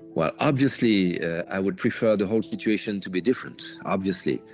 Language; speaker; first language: English; non-native, fluent; French